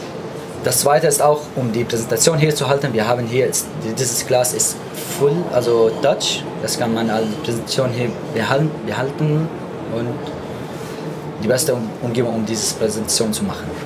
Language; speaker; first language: German; non-native, fluent; Arabic